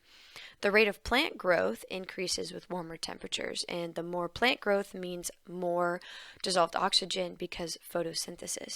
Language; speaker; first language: English; native; English